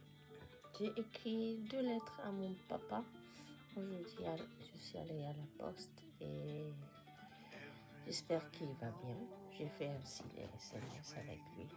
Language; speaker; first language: French; non-native, fluent; Japanese